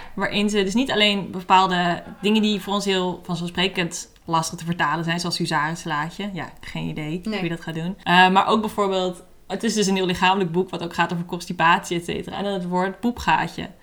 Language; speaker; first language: Dutch; native; Dutch